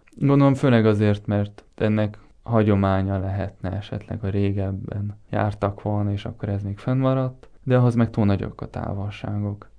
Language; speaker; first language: Hungarian; early bilingual, heritage; Hungarian